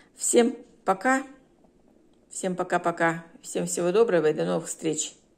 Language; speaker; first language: Russian; native; Russian